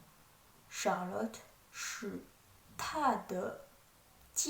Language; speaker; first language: Chinese; non-native, fluent; French